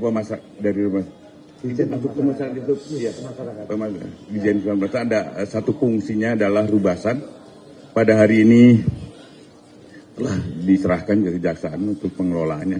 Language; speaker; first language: Indonesian; native; Indonesian